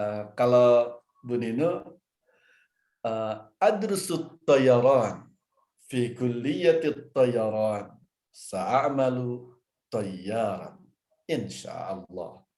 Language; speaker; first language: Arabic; non-native, learner; Indonesian